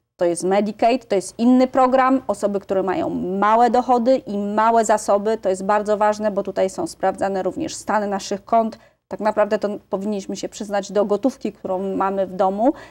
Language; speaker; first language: Polish; native; Polish